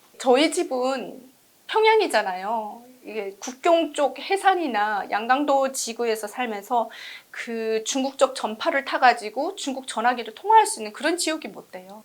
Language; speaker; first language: Korean; native; Korean